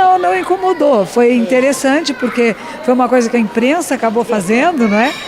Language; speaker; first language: Portuguese; native; Portuguese